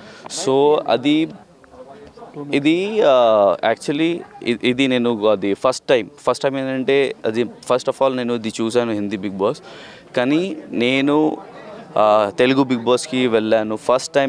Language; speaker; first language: Telugu; non-native, learner; Hindi